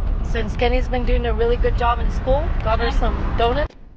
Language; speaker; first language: English; early bilingual, other home language; Spanish